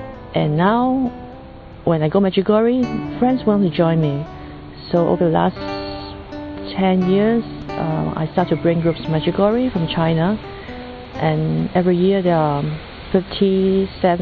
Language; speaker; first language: English; non-native, local second language; Cantonese